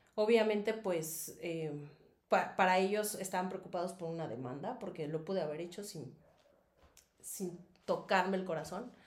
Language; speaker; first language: Spanish; native; Spanish